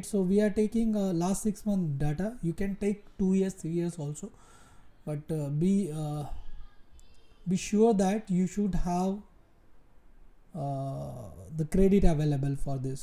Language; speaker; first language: English; non-native, local second language; Hindi